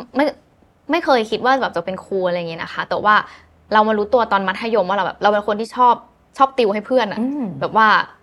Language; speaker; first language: Thai; native; Thai